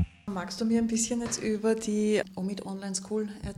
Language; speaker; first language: German; native; German